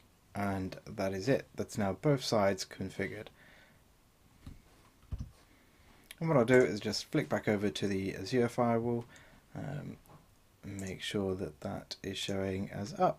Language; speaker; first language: English; native; English